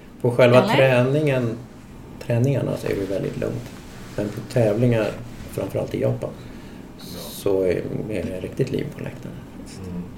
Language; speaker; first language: Swedish; native; Swedish